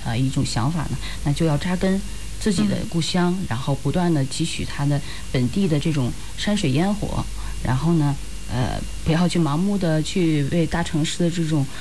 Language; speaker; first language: Chinese; native; Chinese